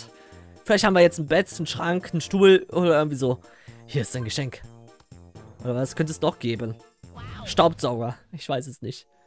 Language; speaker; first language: German; native; German